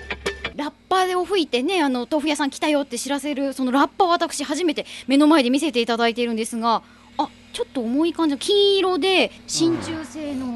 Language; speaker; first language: Japanese; native; Japanese